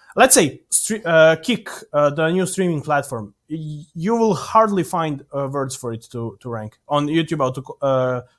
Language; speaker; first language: English; non-native, fluent; Serbian